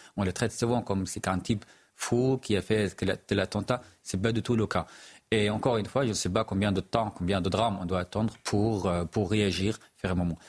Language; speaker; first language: French; non-native, fluent; Arabic